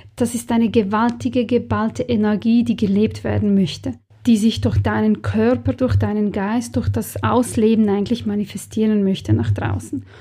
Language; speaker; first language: German; non-native, fluent; Serbian